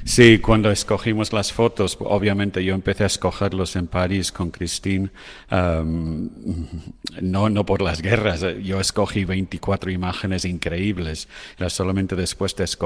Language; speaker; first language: Spanish; non-native, fluent; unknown